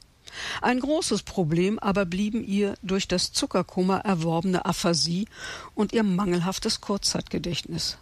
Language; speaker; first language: German; native; German